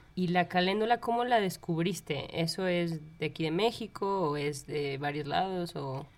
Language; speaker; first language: Spanish; native; Spanish